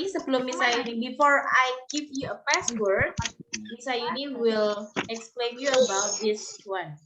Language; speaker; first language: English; non-native, learner; Indonesian